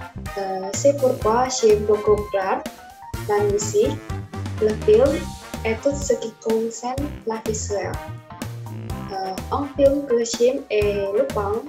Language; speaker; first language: French; non-native, learner; Indonesian